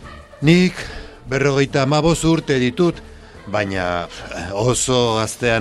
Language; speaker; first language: Basque; non-native, learner; Spanish